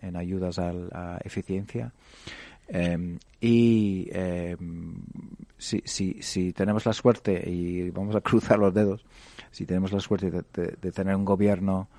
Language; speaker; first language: Spanish; non-native, fluent; English